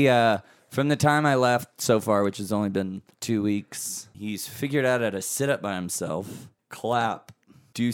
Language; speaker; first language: English; native; English